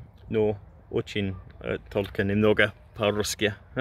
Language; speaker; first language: Russian; non-native, learner; English